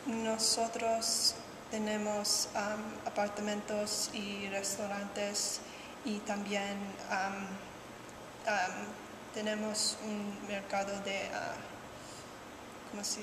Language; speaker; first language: Spanish; non-native, learner; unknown